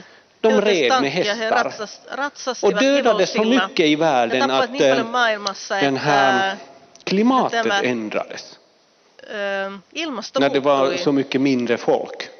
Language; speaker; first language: Swedish; non-native, fluent; Finnish